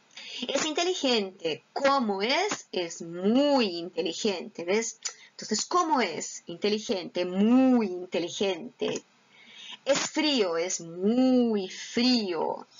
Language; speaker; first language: Spanish; non-native, fluent; Portuguese